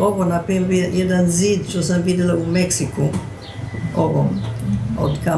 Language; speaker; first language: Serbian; early bilingual, heritage; Serbian